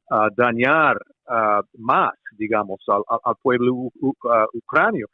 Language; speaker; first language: Spanish; non-native, fluent; English